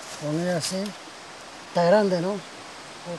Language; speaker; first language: Spanish; non-native, local second language; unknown